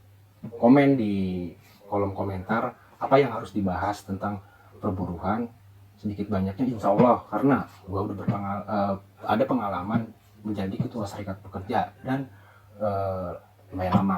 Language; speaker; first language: Indonesian; native; Indonesian